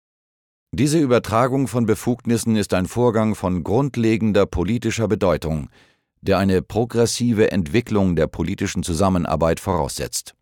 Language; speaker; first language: German; native; German